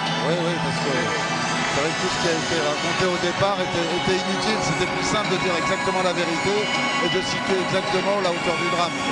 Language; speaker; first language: French; native; French